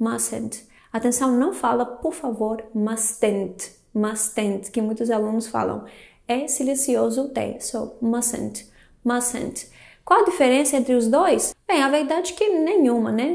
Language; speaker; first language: Portuguese; non-native, fluent; Greek